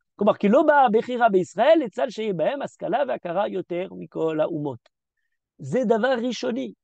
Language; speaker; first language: Hebrew; early bilingual, heritage; French